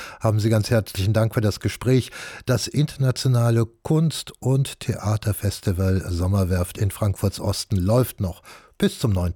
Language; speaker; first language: German; native; German